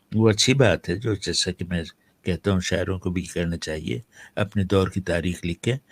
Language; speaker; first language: Urdu; native; Urdu